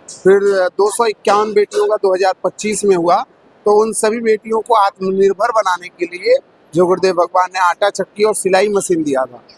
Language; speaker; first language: Hindi; native; Hindi